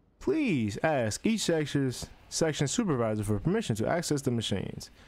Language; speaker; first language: English; native; English